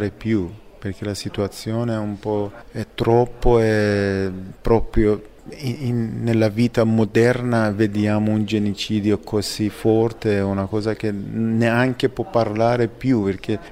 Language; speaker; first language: Italian; non-native, fluent; Persian